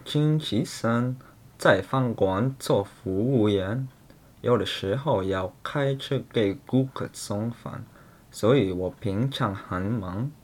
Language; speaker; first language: Chinese; non-native, learner; English